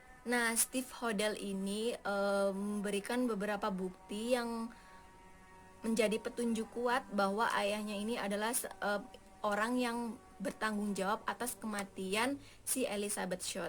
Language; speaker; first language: Indonesian; native; Indonesian